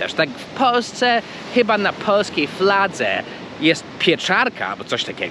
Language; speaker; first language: Polish; early bilingual, heritage; Polish